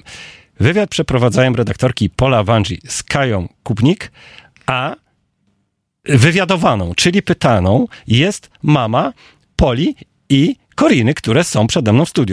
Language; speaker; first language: Polish; native; Polish